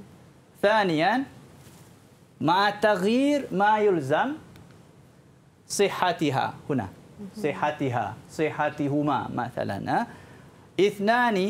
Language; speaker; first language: Arabic; non-native, fluent; Malay